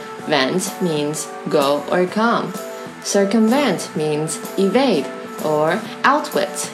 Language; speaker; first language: English; non-native, fluent; Chinese